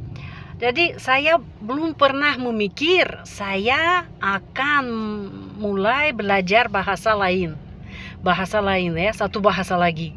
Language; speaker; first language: Indonesian; non-native, fluent; Russian